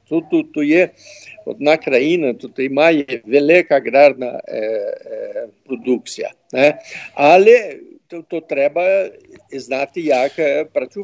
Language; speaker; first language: Ukrainian; early bilingual, heritage; Ukrainian